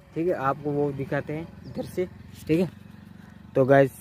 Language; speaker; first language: Hindi; native; Hindi